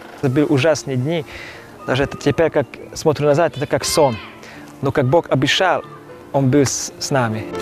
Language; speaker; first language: Russian; non-native, local second language; Romany